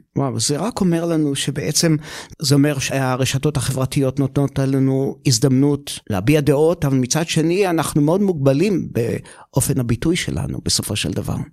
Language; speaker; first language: Hebrew; native; Hebrew